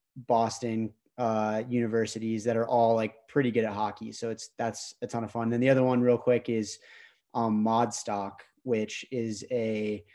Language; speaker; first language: English; native; English